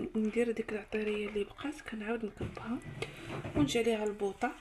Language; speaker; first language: Arabic; native; Arabic